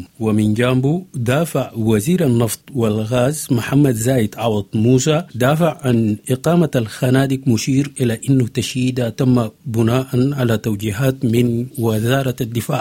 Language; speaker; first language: Arabic; native; Arabic